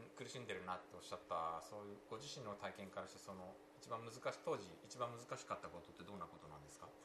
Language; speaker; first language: Japanese; native; Japanese